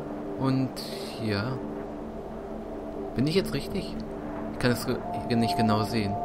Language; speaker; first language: German; native; German